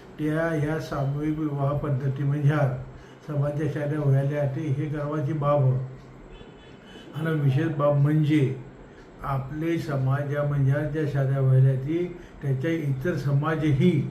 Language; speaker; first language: Marathi; non-native, local second language; Bhili